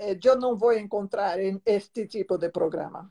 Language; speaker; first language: Spanish; non-native, learner; Portuguese